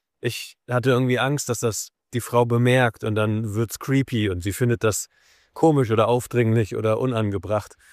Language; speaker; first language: German; native; German